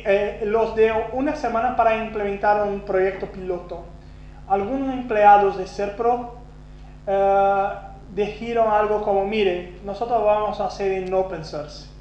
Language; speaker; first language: Spanish; non-native, fluent; Portuguese